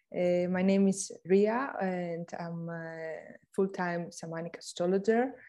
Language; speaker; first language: English; non-native, fluent; Greek